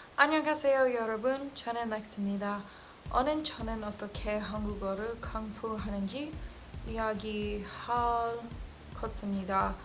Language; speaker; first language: Korean; non-native, learner; English